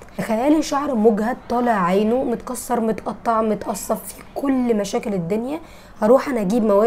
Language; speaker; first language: Arabic; native; Arabic